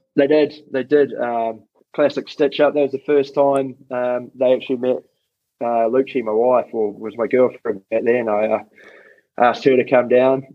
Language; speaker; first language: English; native; English